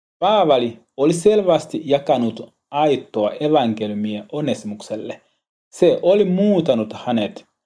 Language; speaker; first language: Finnish; non-native, learner; Swahili